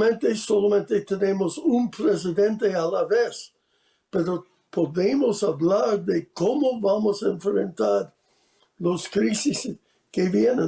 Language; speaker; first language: Spanish; non-native, fluent; English